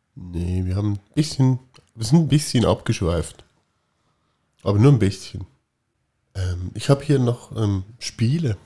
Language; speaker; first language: German; native; German